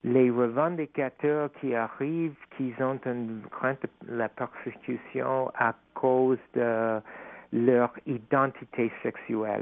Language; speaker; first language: French; non-native, fluent; English